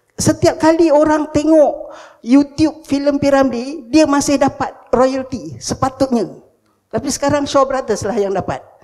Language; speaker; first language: Malay; native; Malay